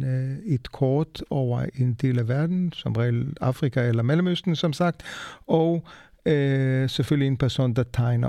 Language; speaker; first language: Danish; non-native, fluent; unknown